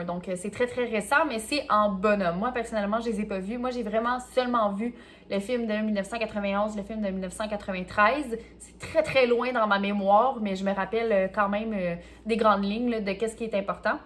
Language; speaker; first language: French; native; French